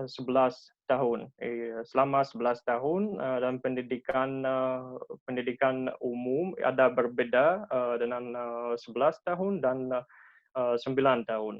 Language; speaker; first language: Indonesian; non-native, learner; Russian